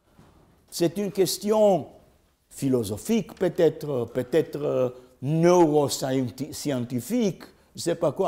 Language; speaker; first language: French; non-native, learner; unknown